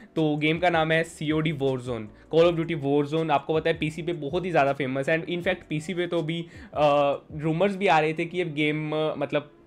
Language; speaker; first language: Hindi; native; Hindi